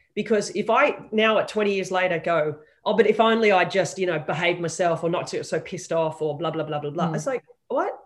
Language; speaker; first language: English; native; English